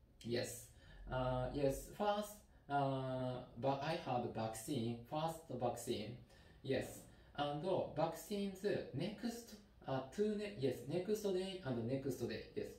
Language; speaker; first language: English; non-native, learner; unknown